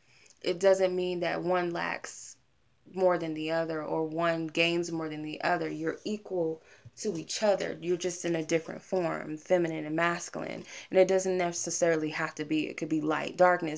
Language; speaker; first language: English; native; English